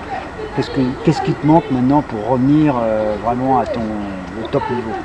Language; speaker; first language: French; native; French